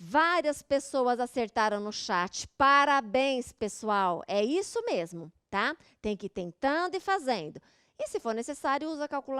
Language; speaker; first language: Portuguese; native; Portuguese